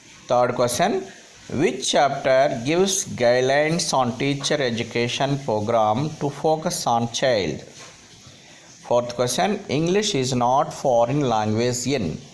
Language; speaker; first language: English; non-native, local second language; Telugu